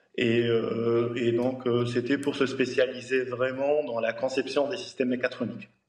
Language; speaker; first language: French; non-native, local second language; Arabic